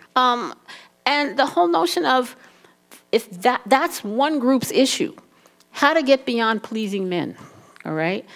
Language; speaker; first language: English; native; English